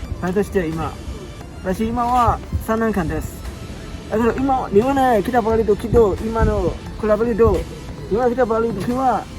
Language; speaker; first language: Japanese; non-native, learner; Bangla